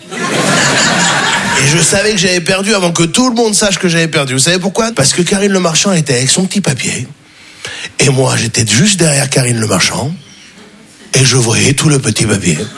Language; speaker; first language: French; native; French